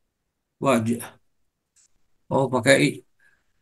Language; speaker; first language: Indonesian; native; Indonesian